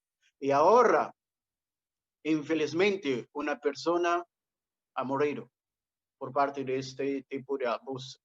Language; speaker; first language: Spanish; non-native, fluent; Portuguese